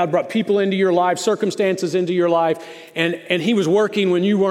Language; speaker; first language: English; native; English